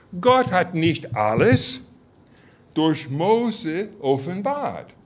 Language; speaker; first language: German; non-native, fluent; English